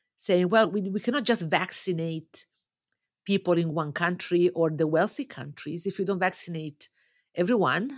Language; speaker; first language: English; non-native, fluent; Italian